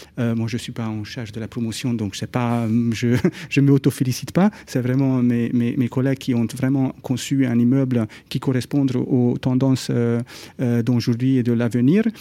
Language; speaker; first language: French; non-native, fluent; Hungarian